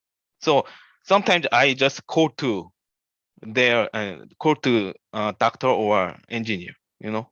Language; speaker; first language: English; non-native, learner; Korean